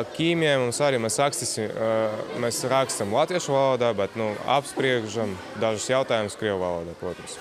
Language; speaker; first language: Latvian; non-native, local second language; Russian